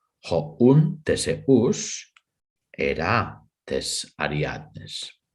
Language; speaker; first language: Greek; non-native, fluent; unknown